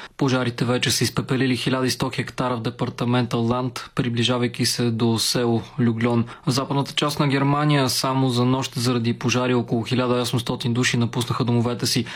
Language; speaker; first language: Bulgarian; native; Bulgarian